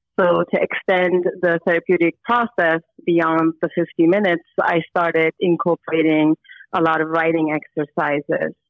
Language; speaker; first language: English; non-native, fluent; Turkish